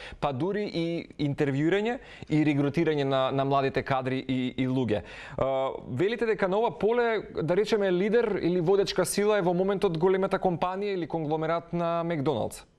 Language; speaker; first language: Macedonian; native; Macedonian